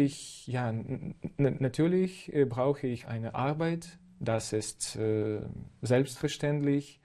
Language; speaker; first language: German; non-native, fluent; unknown